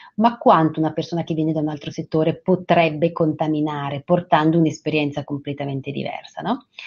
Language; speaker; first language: Italian; native; Italian